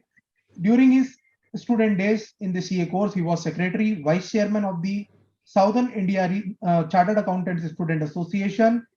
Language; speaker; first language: English; non-native, local second language; Hindi